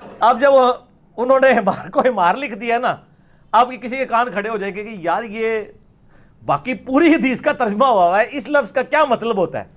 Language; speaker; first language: Urdu; non-native, local second language; Punjabi